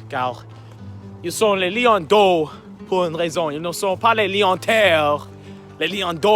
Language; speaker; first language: French; non-native, learner; English